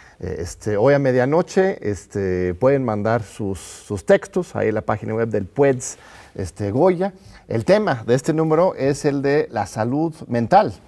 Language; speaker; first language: Spanish; non-native, fluent; English